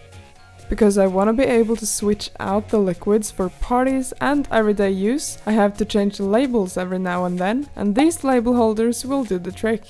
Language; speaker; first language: English; non-native, fluent; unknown